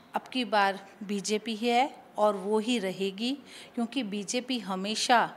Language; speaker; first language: Hindi; native; Hindi